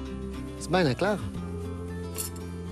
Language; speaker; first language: Dutch; non-native, fluent; French